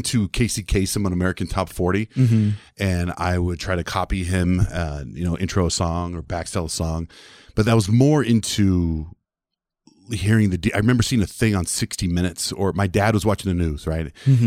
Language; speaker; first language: English; early bilingual, other home language; Spanish